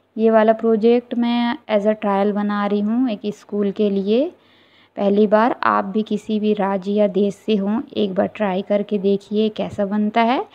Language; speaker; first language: Hindi; native; Hindi